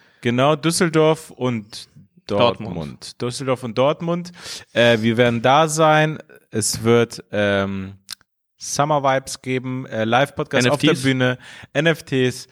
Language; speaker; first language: German; early bilingual, other home language; Persian